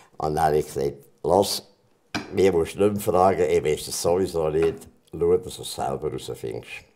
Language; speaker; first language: German; native; German